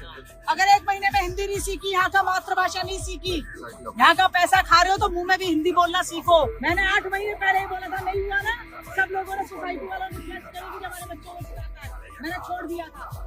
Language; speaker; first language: Hindi; native; Hindi